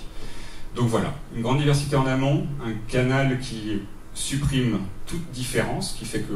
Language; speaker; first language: French; native; French